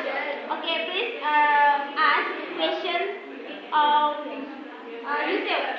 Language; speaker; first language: English; non-native, learner; Indonesian